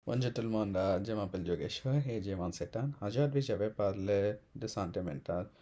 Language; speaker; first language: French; non-native, learner; Telugu